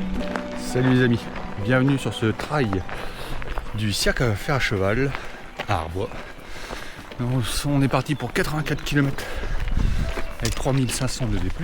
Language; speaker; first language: French; native; French